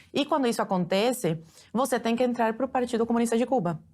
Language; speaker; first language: Portuguese; early bilingual, other home language; Spanish